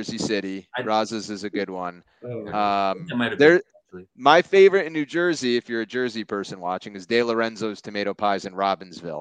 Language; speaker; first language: English; native; English